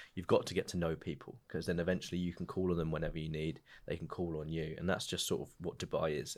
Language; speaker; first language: English; native; English